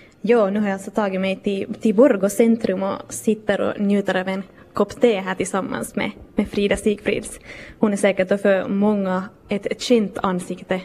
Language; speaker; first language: Swedish; native; Swedish